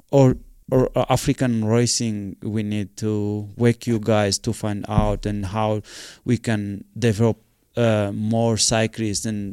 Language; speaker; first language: English; non-native, local second language; Kinyarwanda